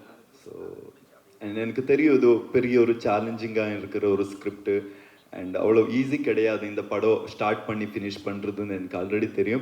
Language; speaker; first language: Tamil; non-native, learner; Kannada